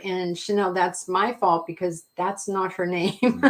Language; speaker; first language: English; native; English